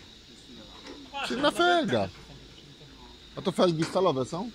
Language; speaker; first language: Polish; native; Polish